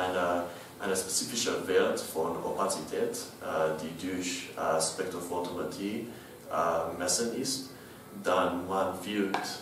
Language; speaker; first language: German; non-native, learner; English